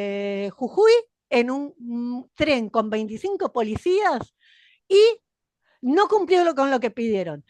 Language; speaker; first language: Spanish; native; Spanish